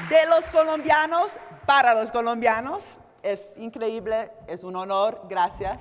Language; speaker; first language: Spanish; non-native, fluent; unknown